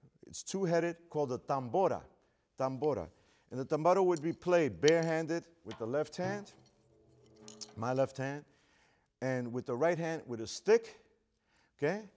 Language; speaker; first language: English; native; English